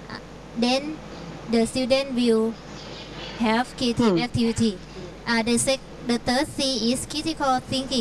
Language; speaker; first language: English; non-native, learner; Thai